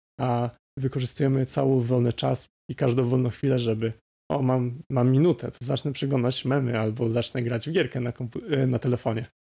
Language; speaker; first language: Polish; native; Polish